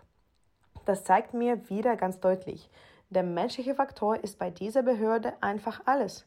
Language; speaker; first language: German; non-native, fluent; Ukrainian